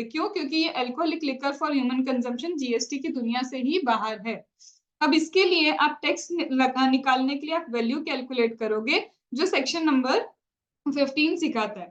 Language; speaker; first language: Hindi; native; Hindi